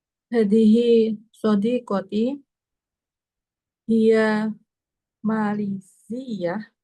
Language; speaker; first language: Arabic; non-native, learner; Indonesian